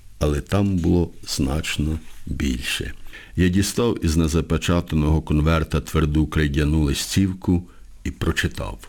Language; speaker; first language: Ukrainian; native; Ukrainian